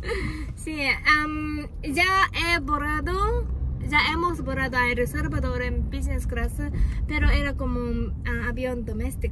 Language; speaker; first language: Spanish; non-native, fluent; Japanese